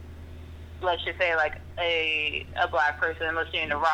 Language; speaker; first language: English; native; English